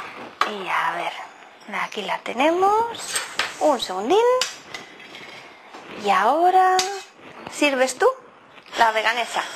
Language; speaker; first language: Spanish; native; Spanish